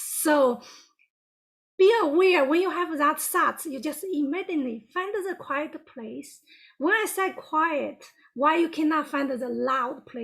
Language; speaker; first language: English; non-native, fluent; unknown